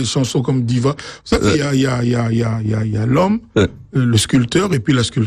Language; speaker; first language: French; non-native, local second language; Lingala